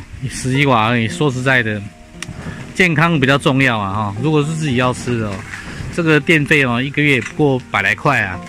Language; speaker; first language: Chinese; native; Chinese